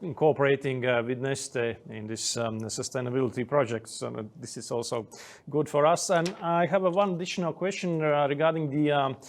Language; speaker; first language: English; non-native, fluent; Latvian